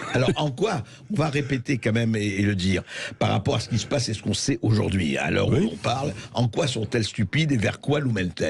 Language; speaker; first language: French; native; French